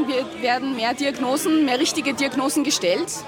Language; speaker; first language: German; native; German